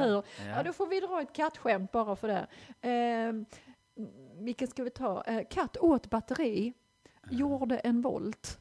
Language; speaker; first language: Swedish; native; Swedish